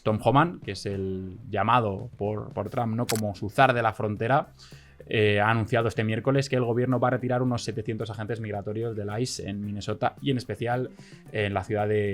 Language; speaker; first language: Spanish; native; Spanish